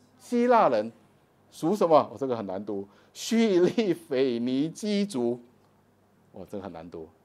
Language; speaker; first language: Chinese; native; Chinese